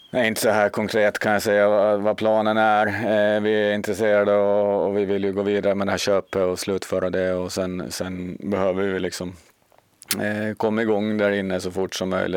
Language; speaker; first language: Swedish; native; Swedish